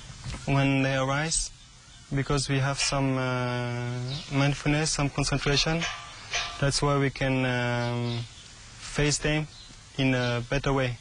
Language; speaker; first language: English; non-native, fluent; French